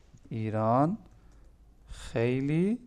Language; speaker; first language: Persian; non-native, fluent; Urdu